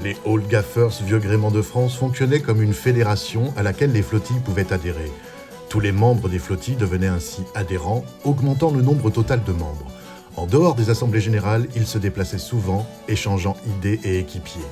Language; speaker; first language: French; native; French